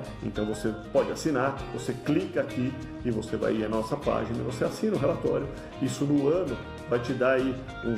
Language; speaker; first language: Portuguese; native; Portuguese